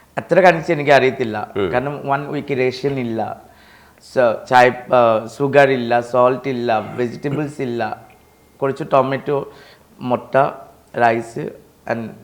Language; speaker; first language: Malayalam; non-native, fluent; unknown